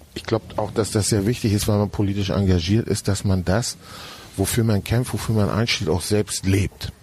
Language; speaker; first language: German; native; German